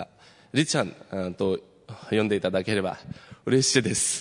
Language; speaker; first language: Japanese; non-native, fluent; Nepali